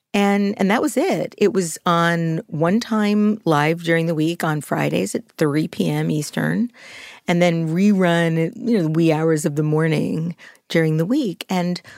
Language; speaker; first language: English; native; English